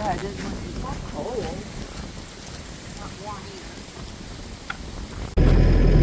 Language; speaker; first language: English; native; English